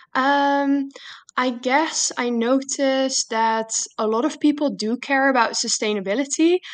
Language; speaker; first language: English; non-native, fluent; Dutch